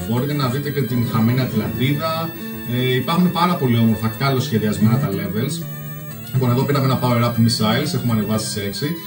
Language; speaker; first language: Greek; early bilingual, other home language; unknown